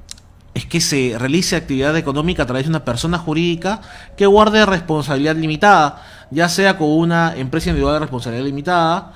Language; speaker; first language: Spanish; native; Spanish